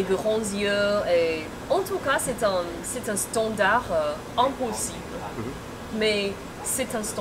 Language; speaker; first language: French; non-native, fluent; Chinese